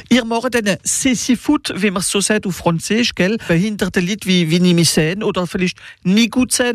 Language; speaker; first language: German; non-native, local second language; Swiss German